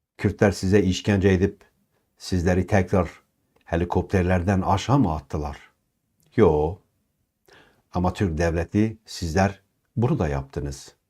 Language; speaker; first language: Turkish; non-native, local second language; Kurdish